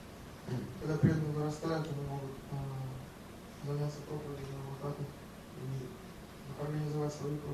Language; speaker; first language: Russian; native; Russian